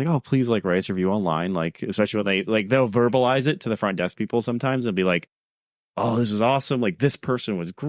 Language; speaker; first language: English; native; English